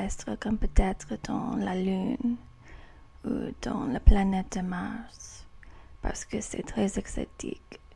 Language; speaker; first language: French; non-native, learner; English